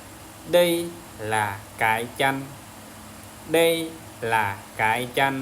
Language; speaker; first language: Vietnamese; non-native, learner; Lao